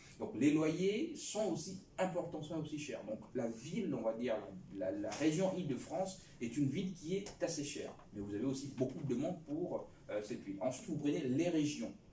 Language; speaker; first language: French; non-native, local second language; Lingala